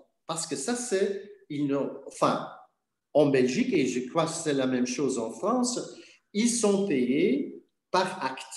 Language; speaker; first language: French; non-native, fluent; Dutch